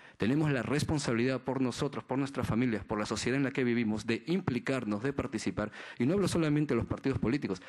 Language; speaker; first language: Spanish; native; Spanish